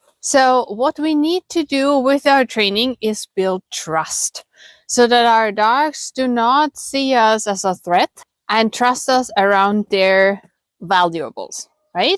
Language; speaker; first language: English; non-native, fluent; German